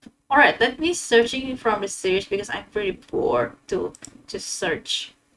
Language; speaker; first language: English; non-native, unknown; Indonesian